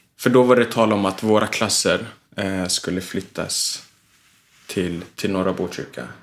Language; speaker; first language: Swedish; early bilingual, other home language; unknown